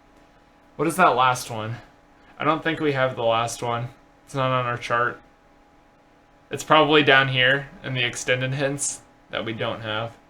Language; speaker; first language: English; native; English